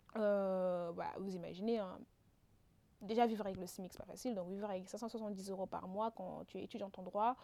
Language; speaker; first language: French; non-native, local second language; Wolof